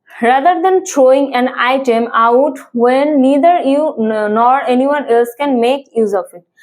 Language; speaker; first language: English; non-native, local second language; Bangla